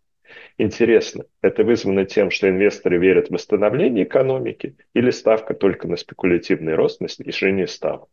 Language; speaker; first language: Russian; native; Russian